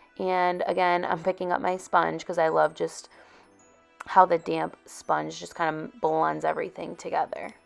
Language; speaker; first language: English; native; English